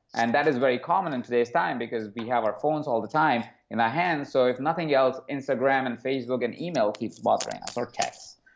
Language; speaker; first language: English; non-native, local second language; Hindi